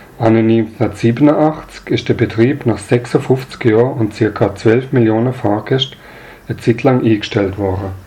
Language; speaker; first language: German; native; German